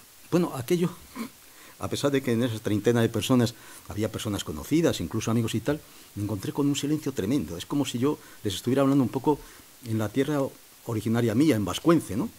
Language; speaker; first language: Spanish; native; Spanish